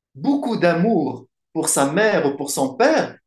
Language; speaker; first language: French; non-native, local second language; Arabic